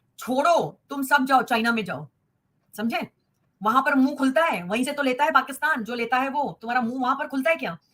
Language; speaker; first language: Hindi; native; Hindi